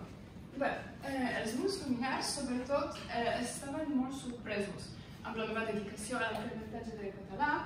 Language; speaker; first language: Catalan; non-native, fluent; Polish